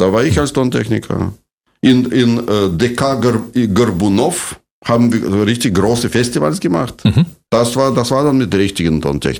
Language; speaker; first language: German; non-native, fluent; Russian